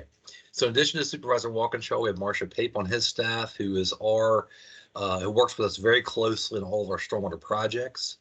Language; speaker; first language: English; native; English